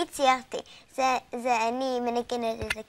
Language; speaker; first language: Hebrew; early bilingual, heritage; English